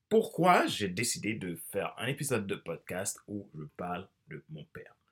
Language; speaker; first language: French; non-native, local second language; Haitian Creole